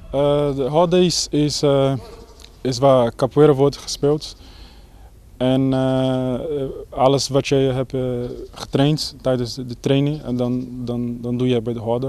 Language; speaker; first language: Dutch; non-native, fluent; Portuguese